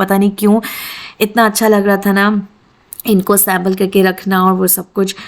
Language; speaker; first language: Urdu; native; Urdu